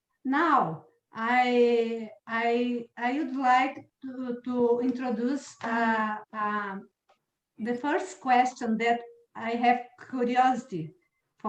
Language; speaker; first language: English; non-native, learner; Portuguese